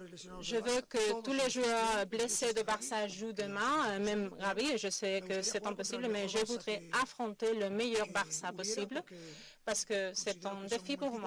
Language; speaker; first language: French; non-native, fluent; Spanish